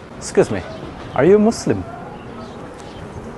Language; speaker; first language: English; non-native, learner; Indonesian